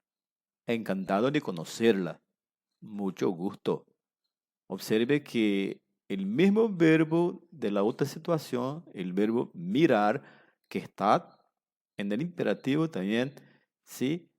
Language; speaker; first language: Spanish; non-native, fluent; Portuguese